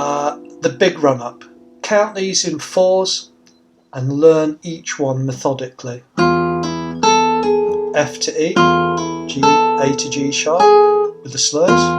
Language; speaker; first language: English; native; English